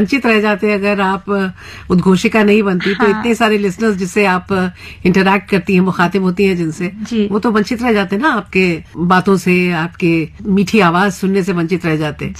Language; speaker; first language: Hindi; native; Hindi